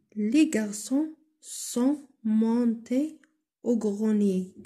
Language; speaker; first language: French; non-native, local second language; Arabic